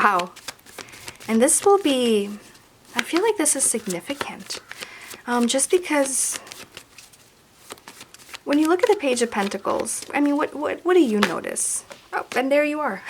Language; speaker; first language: English; native; English